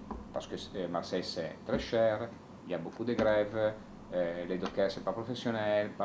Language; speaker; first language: French; non-native, learner; Italian